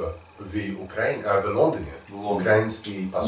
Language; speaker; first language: Russian; non-native, learner; English